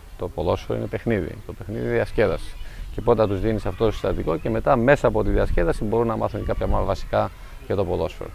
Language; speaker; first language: Greek; native; Greek